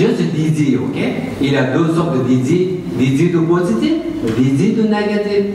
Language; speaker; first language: French; non-native, learner; Tibetan